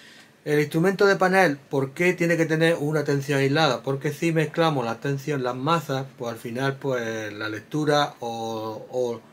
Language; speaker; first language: Spanish; native; Spanish